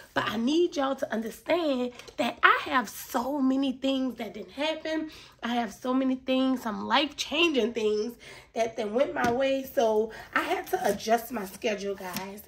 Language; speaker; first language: English; native; English